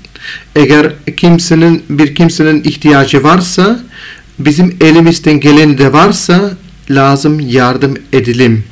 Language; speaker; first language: Turkish; non-native, fluent; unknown